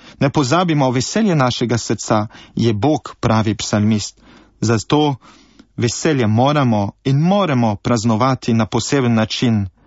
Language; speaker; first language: Slovenian; early bilingual, heritage; Slovenian